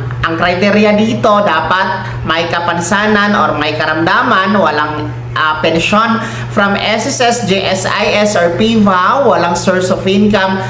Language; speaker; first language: Filipino; native; Filipino